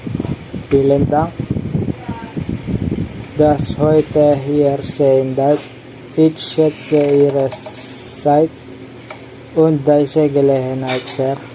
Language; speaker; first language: German; non-native, learner; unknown